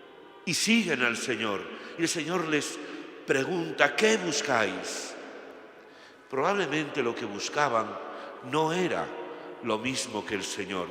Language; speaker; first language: Spanish; native; Spanish